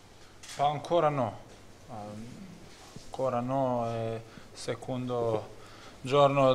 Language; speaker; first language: Italian; non-native, learner; Bosnian